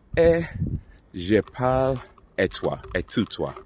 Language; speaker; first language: French; non-native, learner; English